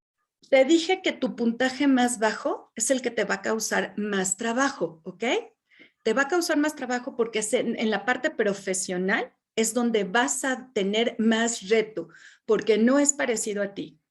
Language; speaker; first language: Spanish; native; Spanish